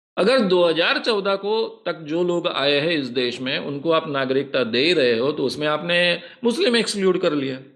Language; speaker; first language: Hindi; non-native, local second language; Marathi